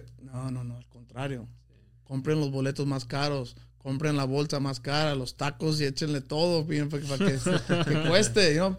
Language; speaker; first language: Spanish; early bilingual, heritage; Spanish